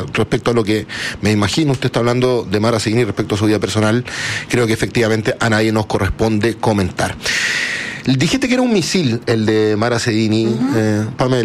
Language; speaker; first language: Spanish; native; Spanish